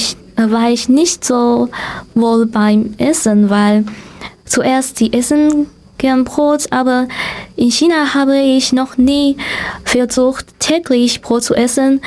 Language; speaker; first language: German; non-native, learner; Chinese